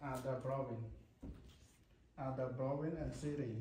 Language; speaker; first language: English; non-native, learner; Khmer